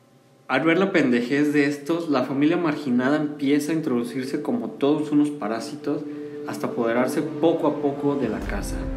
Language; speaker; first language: Spanish; native; Spanish